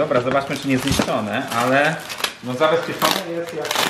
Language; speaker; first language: Polish; native; Polish